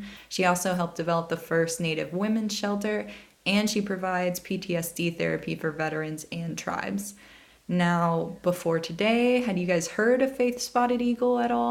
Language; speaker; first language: English; native; English